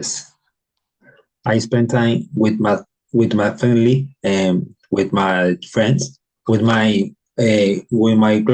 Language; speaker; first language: English; non-native, learner; Spanish